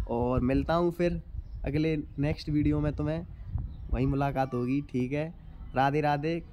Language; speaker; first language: Hindi; native; Hindi